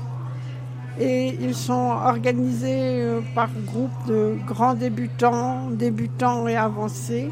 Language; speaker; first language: French; native; French